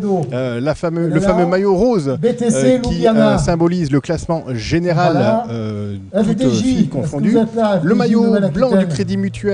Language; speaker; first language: French; native; French